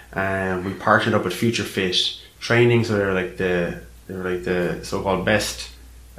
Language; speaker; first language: English; native; English